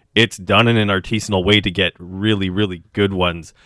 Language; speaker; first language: English; native; English